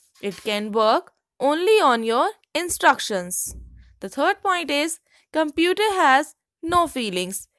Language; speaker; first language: English; non-native, local second language; Hindi